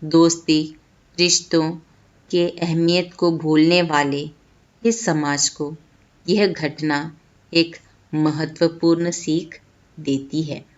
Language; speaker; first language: Hindi; non-native, local second language; Malayalam